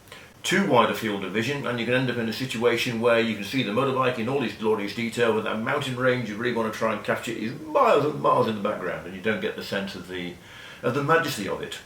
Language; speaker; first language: English; native; English